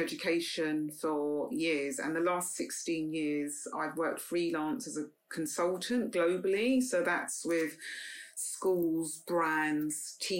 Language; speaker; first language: English; native; English